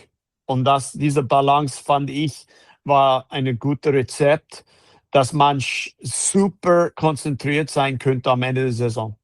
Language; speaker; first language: German; non-native, fluent; English